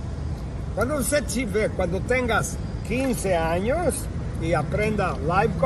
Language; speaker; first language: Spanish; non-native, fluent; English